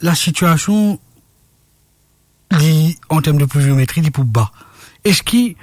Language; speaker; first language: French; non-native, local second language; Morisyen